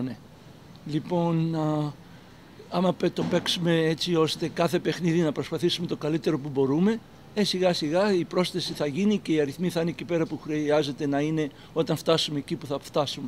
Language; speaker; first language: Greek; early bilingual, heritage; Greek